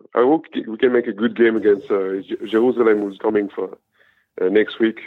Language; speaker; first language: English; non-native, fluent; French